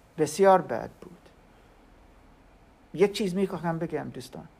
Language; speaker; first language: Persian; non-native, learner; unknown